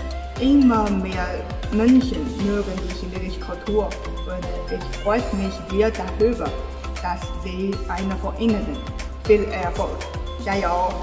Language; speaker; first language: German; non-native, learner; Chinese